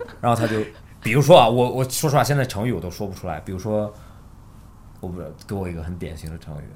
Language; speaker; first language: Chinese; early bilingual, heritage; Chinese